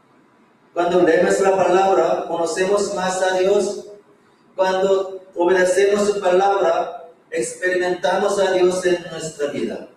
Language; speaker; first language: Spanish; non-native, fluent; Korean